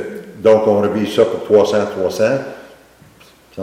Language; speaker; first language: French; native; French